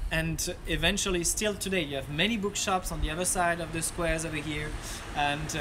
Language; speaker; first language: English; non-native, fluent; French